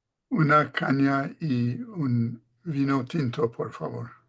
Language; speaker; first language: Spanish; non-native, learner; English